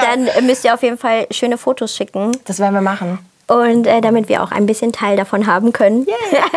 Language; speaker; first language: German; native; German